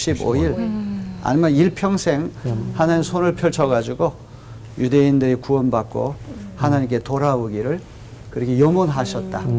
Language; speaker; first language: Korean; native; Korean